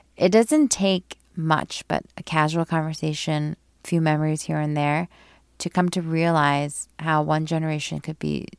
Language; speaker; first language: English; early bilingual, other home language; Korean